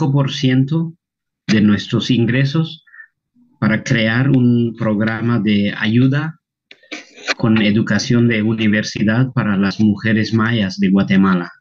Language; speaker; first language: Spanish; non-native, local second language; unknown